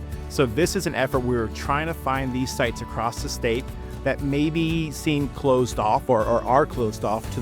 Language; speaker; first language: English; native; English